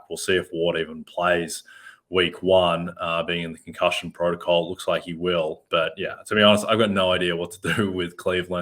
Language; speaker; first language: English; native; English